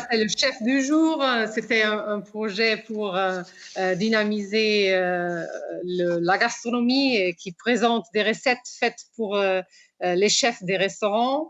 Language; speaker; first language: French; non-native, fluent; Portuguese